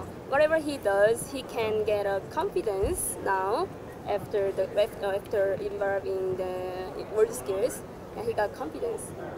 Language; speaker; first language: English; non-native, fluent; Korean